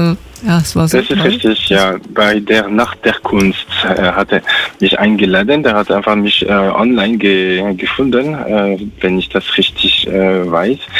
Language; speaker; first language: German; non-native, fluent; French